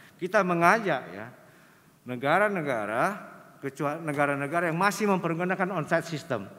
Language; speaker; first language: Indonesian; native; Indonesian